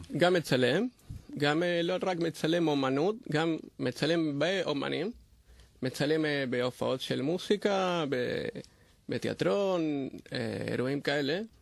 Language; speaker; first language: Hebrew; non-native, fluent; Spanish